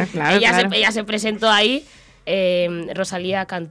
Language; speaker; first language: Spanish; native; Spanish